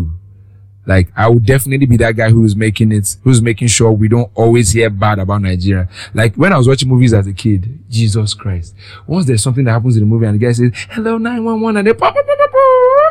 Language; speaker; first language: English; non-native, local second language; Yoruba